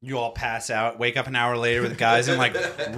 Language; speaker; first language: English; native; English